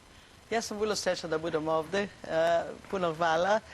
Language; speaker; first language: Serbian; non-native, learner; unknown